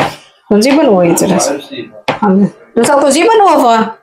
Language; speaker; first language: German; non-native, learner; Indonesian